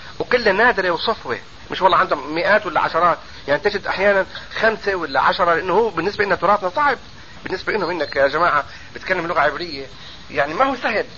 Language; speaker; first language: Arabic; native; Arabic